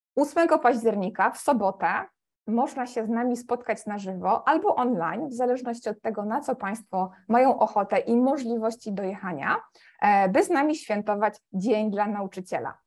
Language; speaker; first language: Polish; native; Polish